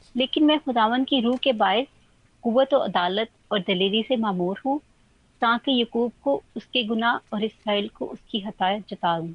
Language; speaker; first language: Urdu; non-native, local second language; Punjabi